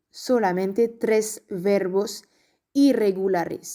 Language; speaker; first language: Spanish; non-native, fluent; French